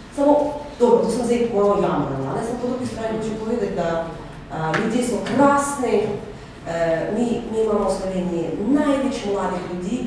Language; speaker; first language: Slovenian; non-native, fluent; Russian